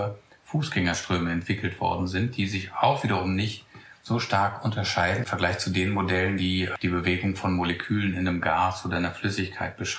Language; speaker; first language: German; native; German